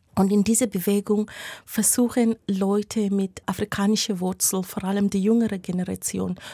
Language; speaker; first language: German; non-native, fluent; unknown